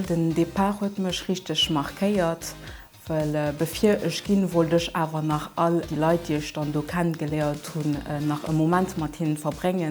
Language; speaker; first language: German; non-native, local second language; Luxembourgish